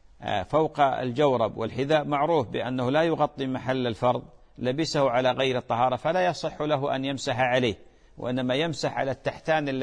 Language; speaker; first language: Arabic; native; Arabic